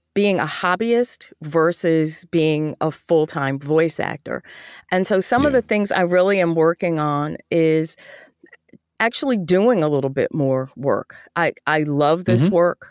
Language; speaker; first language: English; native; English